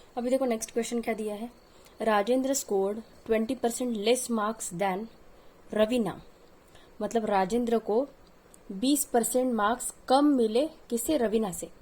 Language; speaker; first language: Hindi; non-native, local second language; Marathi